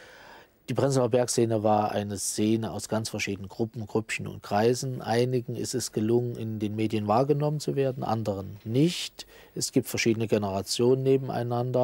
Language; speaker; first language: German; native; German